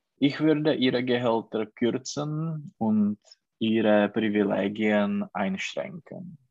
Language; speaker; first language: German; non-native, learner; Czech